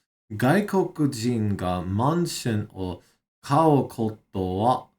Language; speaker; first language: Japanese; non-native, learner; English